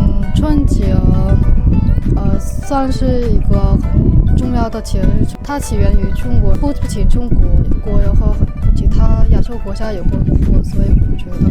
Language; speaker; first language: Chinese; non-native, fluent; Vietnamese